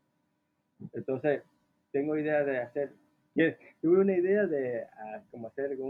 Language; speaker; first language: Spanish; early bilingual, heritage; Spanish